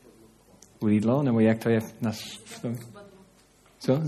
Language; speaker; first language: Czech; non-native, fluent; English